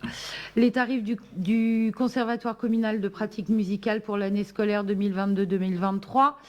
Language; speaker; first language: French; native; French